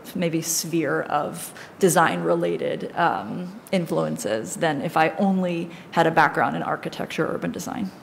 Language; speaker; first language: English; native; English